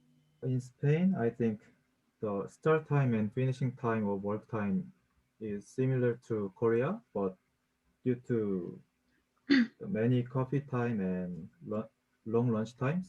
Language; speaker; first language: English; non-native, learner; Korean